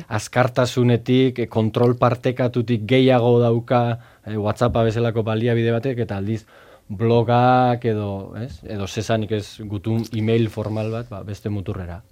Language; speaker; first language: Basque; native; Basque